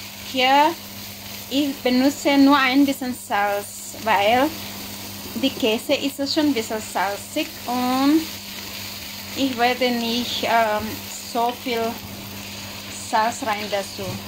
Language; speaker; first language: German; non-native, learner; Indonesian